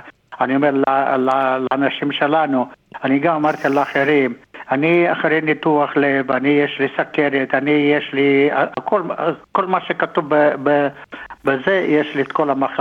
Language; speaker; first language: Hebrew; non-native, fluent; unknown